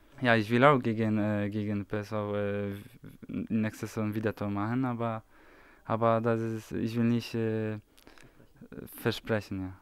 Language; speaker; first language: German; non-native, learner; Polish